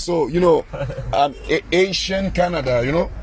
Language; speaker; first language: English; non-native, learner; Haitian Creole